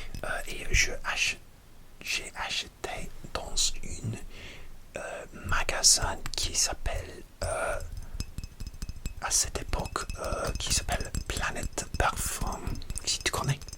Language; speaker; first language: French; non-native, learner; English